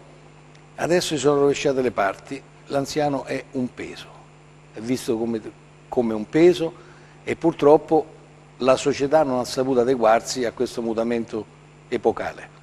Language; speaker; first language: Italian; native; Italian